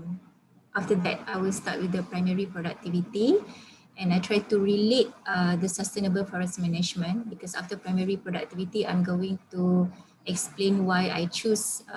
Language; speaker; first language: English; non-native, local second language; Malay